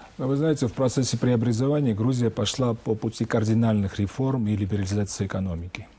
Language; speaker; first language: Russian; non-native, local second language; Georgian